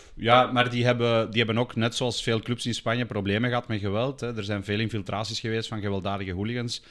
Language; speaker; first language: Dutch; early bilingual, other home language; Spanish